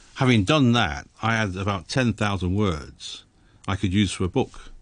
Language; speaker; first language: English; native; English